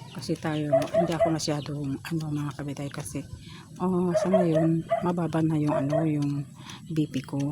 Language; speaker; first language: Filipino; non-native, local second language; Iloko